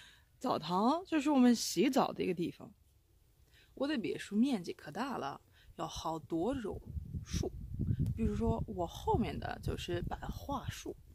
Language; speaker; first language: Chinese; non-native, fluent; Russian